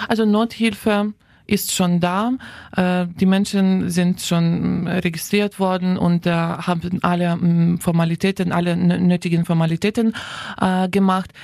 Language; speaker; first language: German; non-native, fluent; Ukrainian